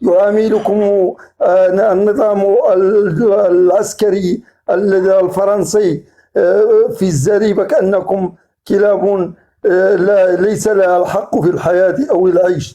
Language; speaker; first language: Arabic; native; Arabic